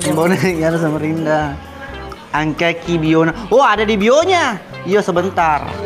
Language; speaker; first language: Indonesian; native; Indonesian